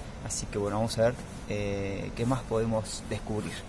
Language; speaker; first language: Spanish; native; Spanish